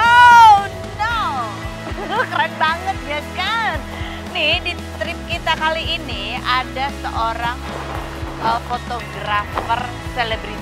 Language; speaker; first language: Indonesian; native; Indonesian